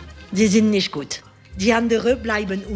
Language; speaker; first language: German; non-native, fluent; French